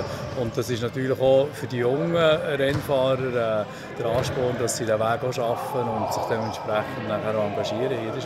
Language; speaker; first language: German; native; German